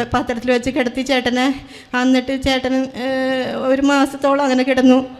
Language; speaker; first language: Malayalam; native; Malayalam